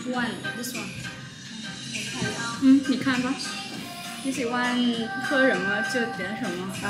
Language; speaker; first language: Chinese; non-native, fluent; Vietnamese